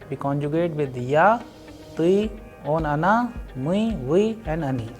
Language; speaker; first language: Russian; non-native, fluent; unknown